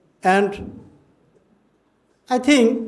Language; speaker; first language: English; non-native, learner; Bangla